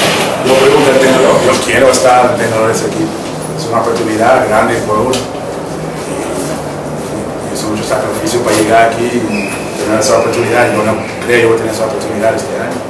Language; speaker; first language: Spanish; non-native, learner; English